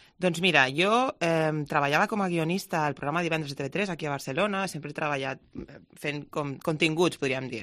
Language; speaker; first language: Catalan; non-native, local second language; Spanish